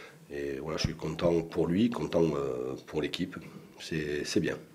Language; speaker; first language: French; native; French